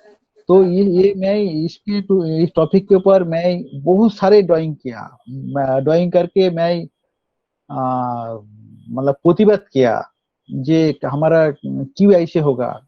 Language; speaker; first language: Hindi; non-native, local second language; Bangla